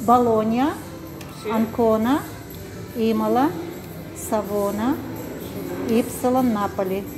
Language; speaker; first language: Italian; non-native, learner; Russian